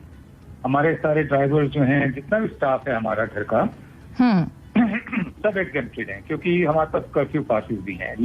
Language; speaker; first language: Hindi; native; Hindi